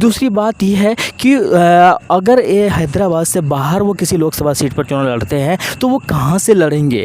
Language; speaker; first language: Hindi; native; Hindi